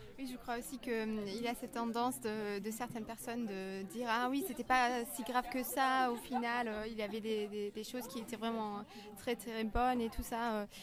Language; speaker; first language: French; non-native, fluent; German